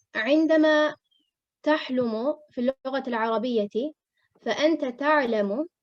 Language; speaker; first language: Arabic; non-native, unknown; Urdu